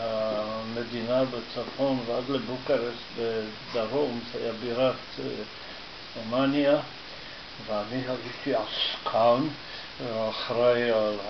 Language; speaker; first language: Hebrew; non-native, fluent; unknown